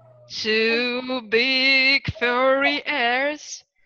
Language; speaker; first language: English; non-native, fluent; Russian